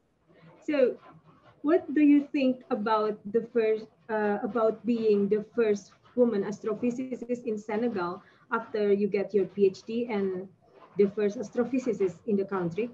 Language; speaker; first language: English; non-native, fluent; Indonesian